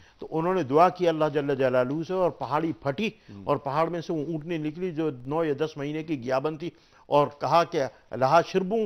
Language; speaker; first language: Urdu; native; Urdu